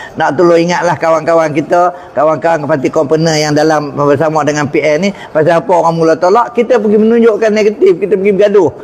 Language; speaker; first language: Malay; native; Malay